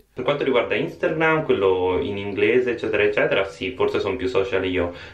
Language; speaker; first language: Italian; native; Italian